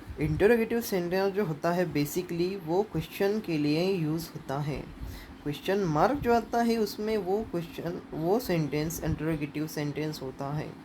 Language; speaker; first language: Hindi; non-native, local second language; Marathi